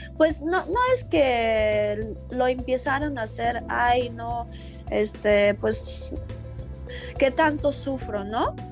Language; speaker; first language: Spanish; non-native, fluent; Ukrainian